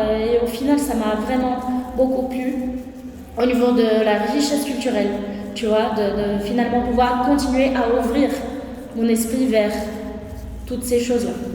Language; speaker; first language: French; non-native, fluent; Portuguese